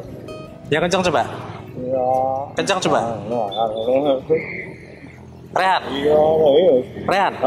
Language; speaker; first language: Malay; non-native, local second language; Javanese